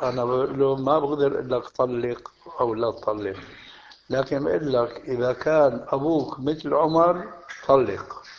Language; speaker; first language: Arabic; early bilingual, other home language; Albanian